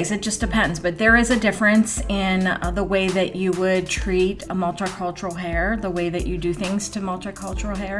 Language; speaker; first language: English; native; English